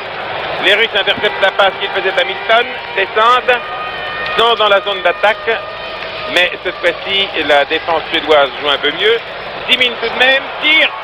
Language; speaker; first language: French; native; French